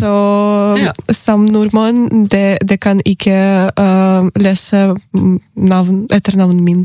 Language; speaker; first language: Norwegian; non-native, learner; Ukrainian